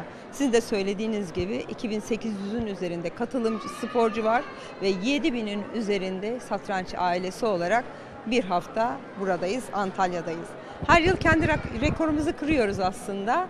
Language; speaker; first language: Turkish; native; Turkish